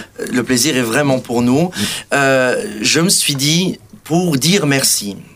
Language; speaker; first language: French; non-native, local second language; Portuguese